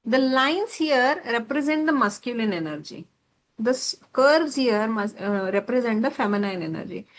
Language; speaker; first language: English; non-native, local second language; Marathi